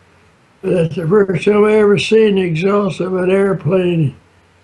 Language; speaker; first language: English; native; English